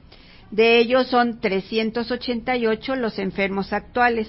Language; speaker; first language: Spanish; native; Spanish